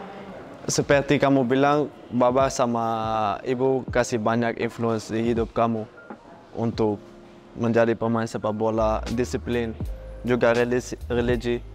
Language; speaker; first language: Indonesian; non-native, fluent; Dutch